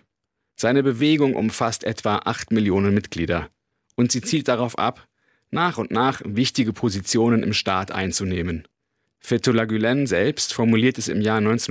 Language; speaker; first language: German; native; German